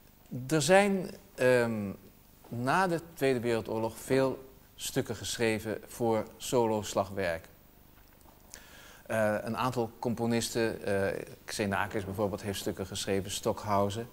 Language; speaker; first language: Dutch; native; Dutch